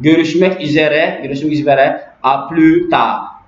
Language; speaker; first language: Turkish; non-native, learner; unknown